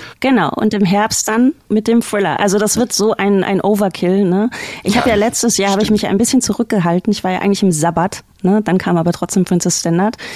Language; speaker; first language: German; native; German